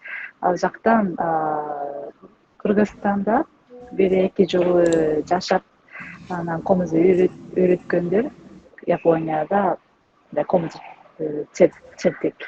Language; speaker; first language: Kyrgyz; non-native, learner; Japanese